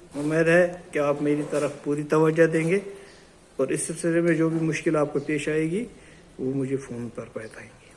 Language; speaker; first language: Urdu; non-native, local second language; Kashmiri